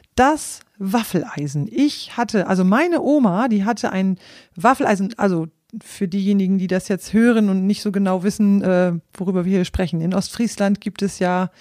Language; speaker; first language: German; native; German